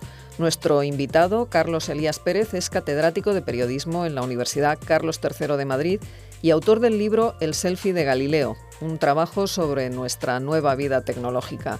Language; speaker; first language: Spanish; native; Spanish